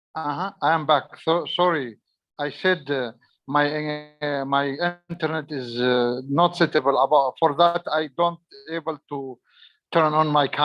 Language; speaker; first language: English; non-native, learner; Arabic